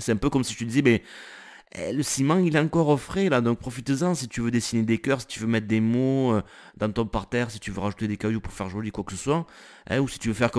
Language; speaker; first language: French; native; French